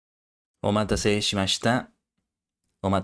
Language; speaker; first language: Japanese; non-native, learner; English